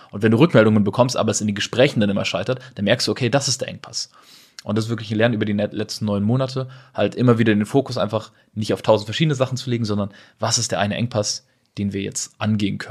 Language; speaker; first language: German; native; German